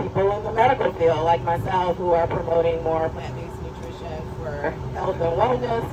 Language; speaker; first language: English; native; English